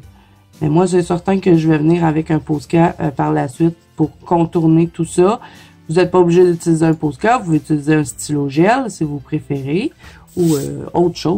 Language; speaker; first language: French; native; French